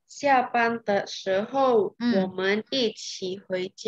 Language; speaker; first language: Chinese; non-native, learner; Indonesian